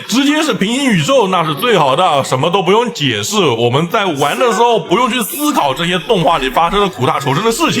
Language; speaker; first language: Chinese; native; Chinese